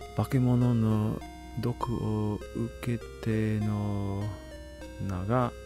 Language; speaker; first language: Japanese; non-native, learner; English